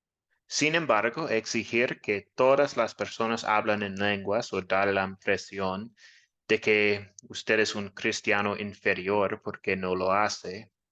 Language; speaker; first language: Spanish; non-native, fluent; English